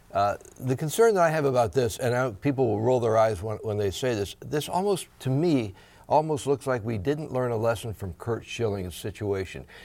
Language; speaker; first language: English; native; English